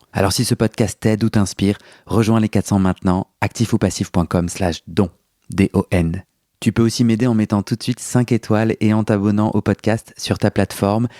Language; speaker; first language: French; native; French